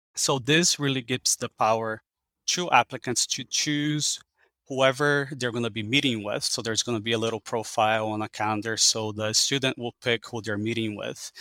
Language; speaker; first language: English; early bilingual, other home language; Portuguese